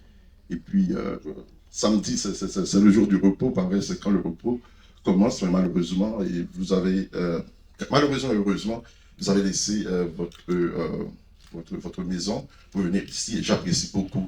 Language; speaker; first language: French; non-native, local second language; Haitian Creole